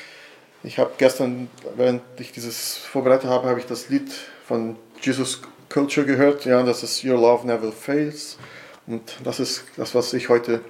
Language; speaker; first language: German; non-native, fluent; Portuguese